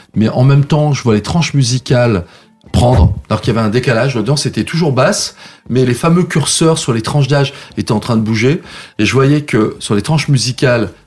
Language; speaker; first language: French; native; French